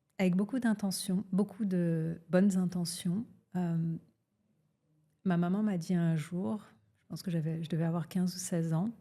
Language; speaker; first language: French; early bilingual, other home language; Portuguese